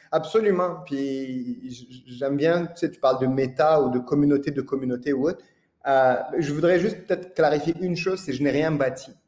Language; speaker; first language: French; non-native, local second language; Arabic